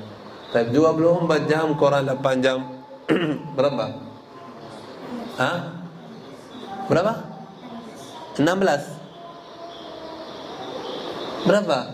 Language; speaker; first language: Indonesian; non-native, learner; Arabic